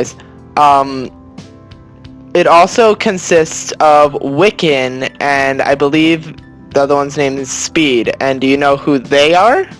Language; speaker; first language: English; native; English